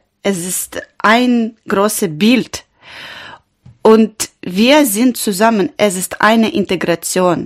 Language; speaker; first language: German; non-native, learner; Ukrainian